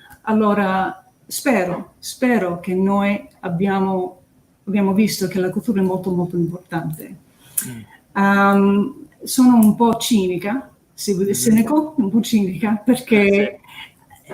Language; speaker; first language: Italian; early bilingual, heritage; English